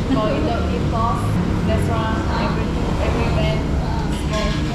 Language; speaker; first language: English; non-native, learner; Korean